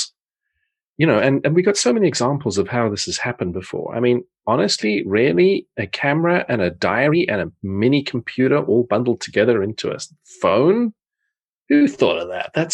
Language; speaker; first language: English; native; English